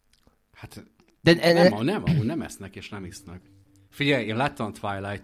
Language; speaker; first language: Hungarian; native; Hungarian